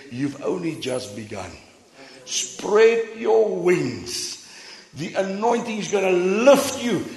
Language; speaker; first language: English; non-native, local second language; Afrikaans